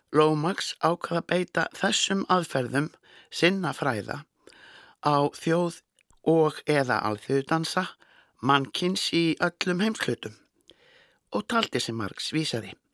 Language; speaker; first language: Icelandic; native; Icelandic